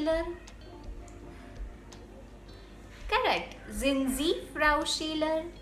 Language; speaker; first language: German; non-native, fluent; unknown